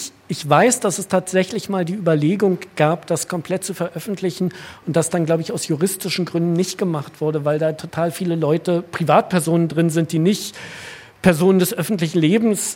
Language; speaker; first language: German; native; German